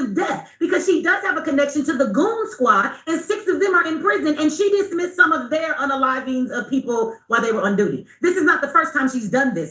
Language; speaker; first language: English; native; English